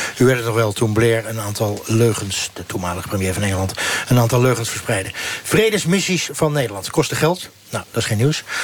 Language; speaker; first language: Dutch; native; Dutch